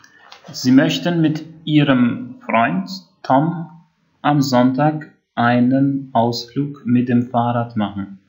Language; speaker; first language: German; non-native, fluent; Albanian